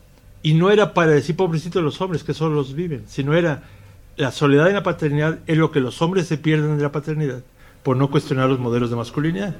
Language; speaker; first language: Spanish; native; Spanish